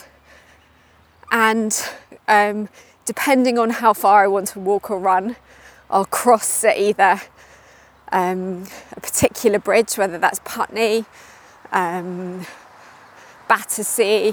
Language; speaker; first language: English; native; English